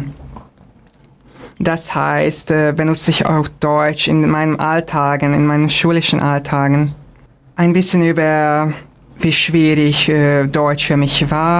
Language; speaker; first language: German; non-native, fluent; Hungarian